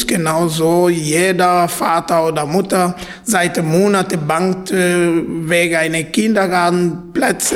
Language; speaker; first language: German; non-native, fluent; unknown